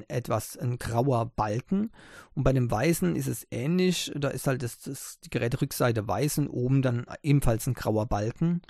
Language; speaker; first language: German; native; German